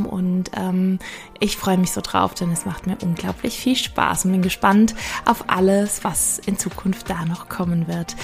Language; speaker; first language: German; native; German